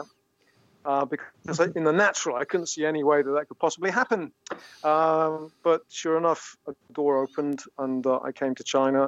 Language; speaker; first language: English; native; English